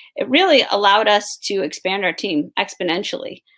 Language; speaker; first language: English; native; English